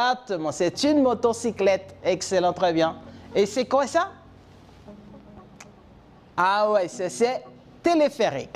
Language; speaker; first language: French; non-native, fluent; Spanish